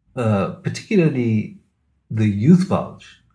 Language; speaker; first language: English; native; English